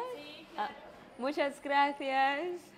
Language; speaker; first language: Spanish; non-native, learner; Swahili